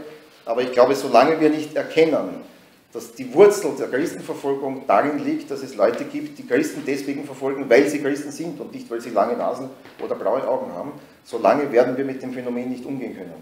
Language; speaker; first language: German; native; German